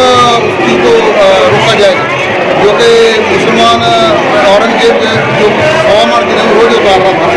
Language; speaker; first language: Hindi; non-native, local second language; Punjabi